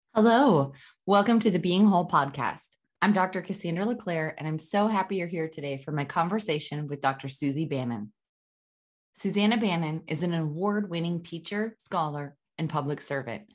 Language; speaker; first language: English; native; English